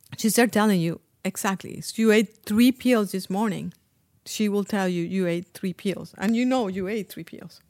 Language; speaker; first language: English; non-native, fluent; Spanish